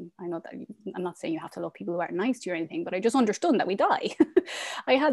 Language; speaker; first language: English; native; English